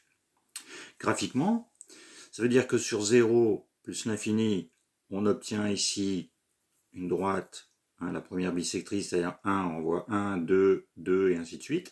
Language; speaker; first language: French; native; French